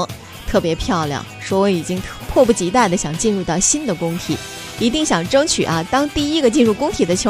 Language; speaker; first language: Chinese; native; Chinese